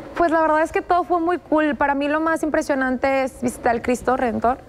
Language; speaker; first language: Spanish; native; Spanish